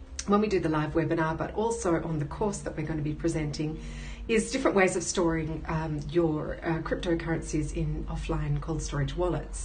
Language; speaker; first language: English; native; English